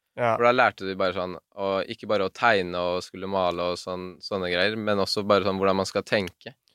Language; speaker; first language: Norwegian; native; Norwegian